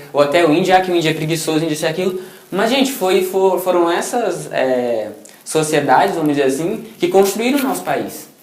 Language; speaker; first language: Portuguese; native; Portuguese